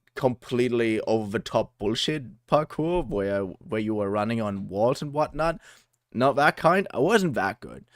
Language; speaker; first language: English; non-native, fluent; German